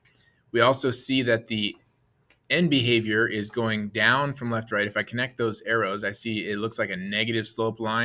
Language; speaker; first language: English; native; English